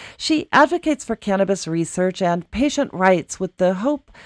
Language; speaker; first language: English; native; English